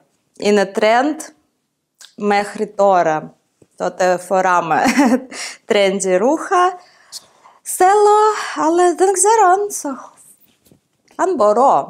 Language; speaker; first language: Greek; non-native, fluent; Ukrainian